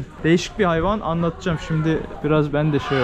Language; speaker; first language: Turkish; native; Turkish